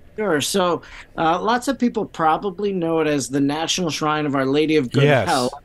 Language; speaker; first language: English; native; English